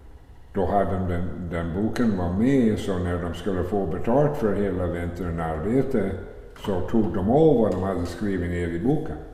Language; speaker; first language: Swedish; early bilingual, heritage; Swedish